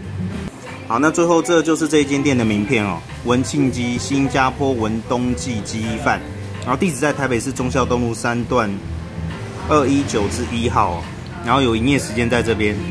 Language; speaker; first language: Chinese; native; Chinese